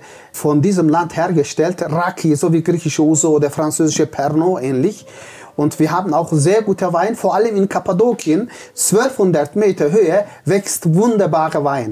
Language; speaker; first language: German; non-native, fluent; Turkish